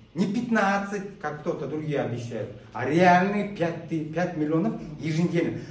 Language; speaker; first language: Russian; non-native, local second language; Kazakh